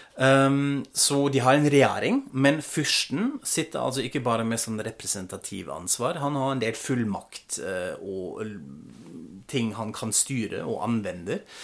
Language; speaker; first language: Norwegian; non-native, fluent; German